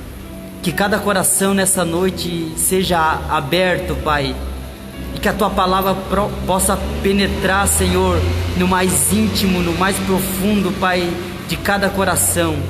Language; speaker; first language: Portuguese; native; Portuguese